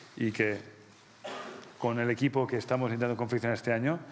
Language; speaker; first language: Spanish; non-native, local second language; Catalan